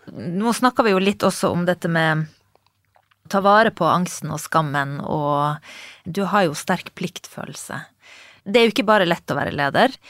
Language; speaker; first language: Norwegian; native; Norwegian